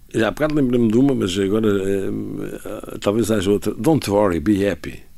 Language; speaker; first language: Portuguese; native; Portuguese